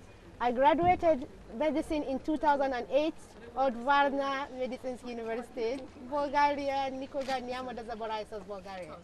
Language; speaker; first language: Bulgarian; non-native, learner; Hausa